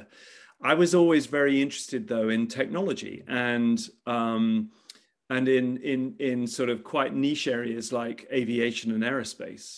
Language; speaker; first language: English; native; English